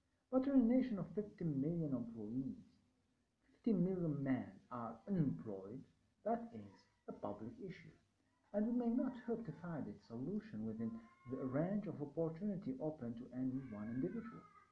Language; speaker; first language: English; non-native, fluent; Arabic